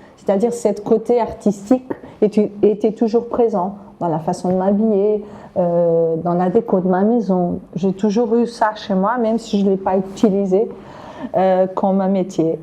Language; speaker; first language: French; non-native, fluent; Portuguese